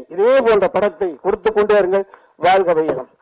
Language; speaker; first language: Tamil; native; Tamil